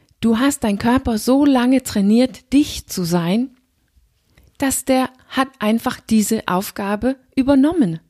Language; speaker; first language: German; non-native, fluent; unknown